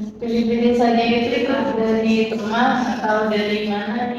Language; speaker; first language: Indonesian; native; Indonesian